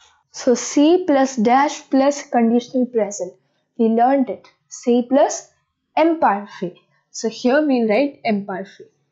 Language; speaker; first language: English; non-native, local second language; Hindi